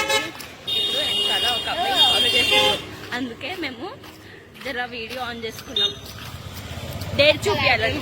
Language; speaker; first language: Telugu; non-native, local second language; Hindi